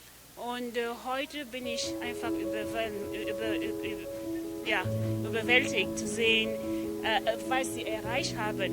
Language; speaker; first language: German; non-native, fluent; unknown